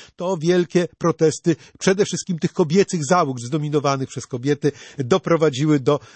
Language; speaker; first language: Polish; native; Polish